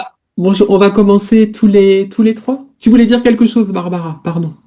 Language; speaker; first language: French; native; French